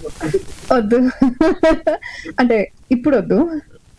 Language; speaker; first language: Telugu; non-native, learner; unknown